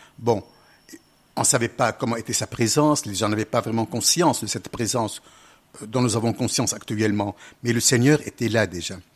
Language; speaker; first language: French; non-native, local second language; Arabic